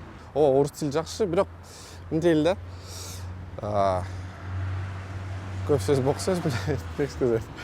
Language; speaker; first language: Kyrgyz; non-native, local second language; Russian